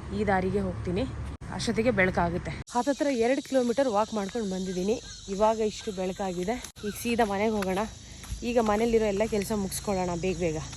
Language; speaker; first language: Kannada; non-native, local second language; Urdu